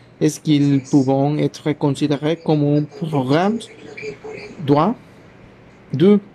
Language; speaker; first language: French; non-native, learner; Spanish